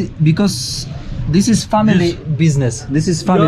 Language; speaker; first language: English; non-native, learner; Polish